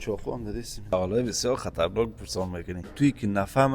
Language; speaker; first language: Persian; native; Persian